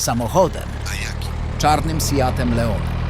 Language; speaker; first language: Polish; native; Polish